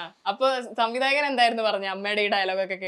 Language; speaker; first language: Malayalam; native; Malayalam